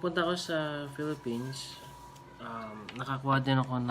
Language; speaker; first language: Filipino; early bilingual, other home language; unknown